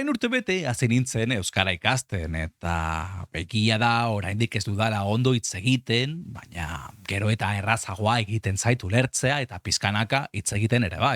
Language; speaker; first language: Basque; non-native, fluent; Spanish